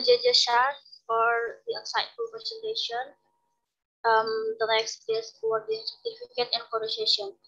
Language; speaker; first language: English; non-native, learner; Indonesian